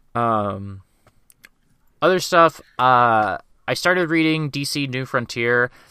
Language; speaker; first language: English; native; English